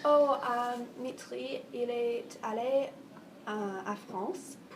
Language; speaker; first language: French; non-native, fluent; English